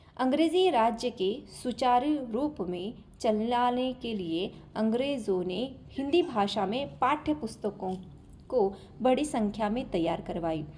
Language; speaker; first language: Hindi; non-native, local second language; Marathi